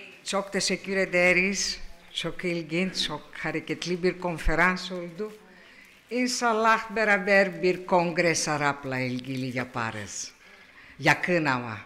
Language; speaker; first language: Turkish; non-native, fluent; Greek